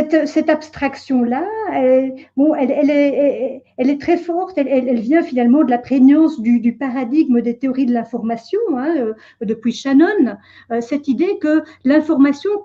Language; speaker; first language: French; native; French